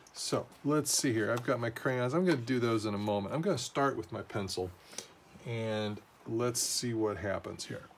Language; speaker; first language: English; native; English